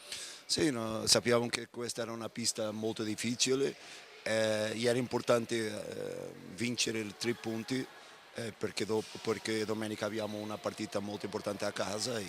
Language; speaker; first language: Italian; non-native, fluent; Portuguese